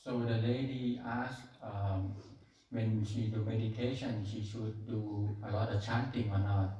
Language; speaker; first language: English; non-native, learner; Thai